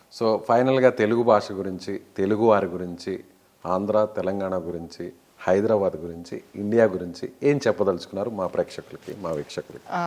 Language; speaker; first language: Telugu; native; Telugu